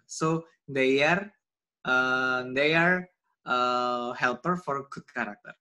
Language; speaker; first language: English; non-native, learner; Indonesian